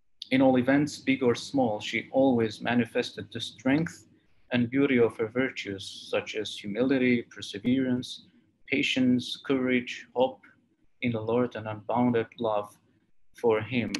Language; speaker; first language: English; non-native, fluent; Armenian